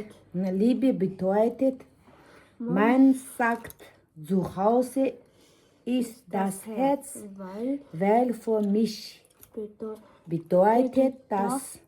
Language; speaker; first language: German; non-native, learner; Tibetan